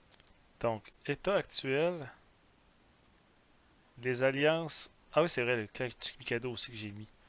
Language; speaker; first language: French; native; French